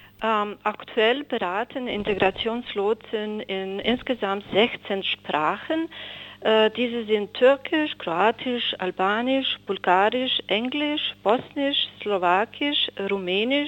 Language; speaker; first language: German; non-native, fluent; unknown